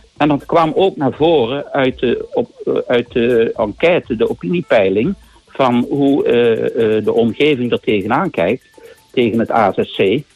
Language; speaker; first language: Dutch; native; Dutch